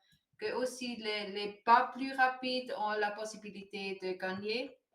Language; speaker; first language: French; non-native, learner; German